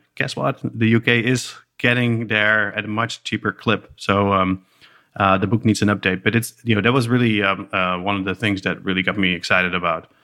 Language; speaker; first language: English; non-native, fluent; Dutch